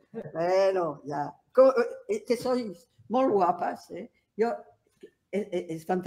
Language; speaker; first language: Catalan; non-native, local second language; Spanish